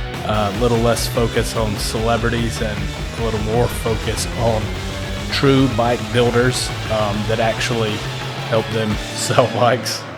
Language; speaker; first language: English; native; English